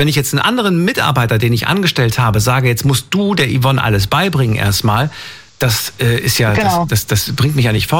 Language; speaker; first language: German; native; German